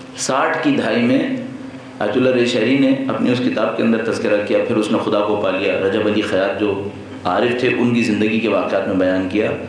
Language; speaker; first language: Urdu; native; Urdu